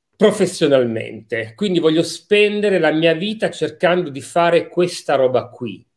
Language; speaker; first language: Italian; native; Italian